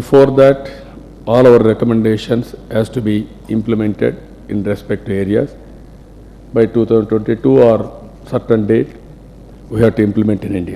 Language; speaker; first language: English; non-native, local second language; Telugu